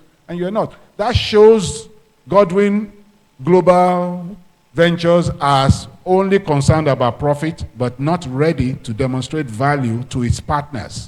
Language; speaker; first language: English; non-native, local second language; Yoruba